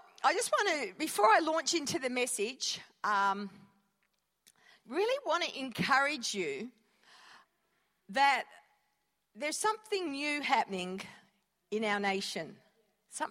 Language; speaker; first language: English; native; English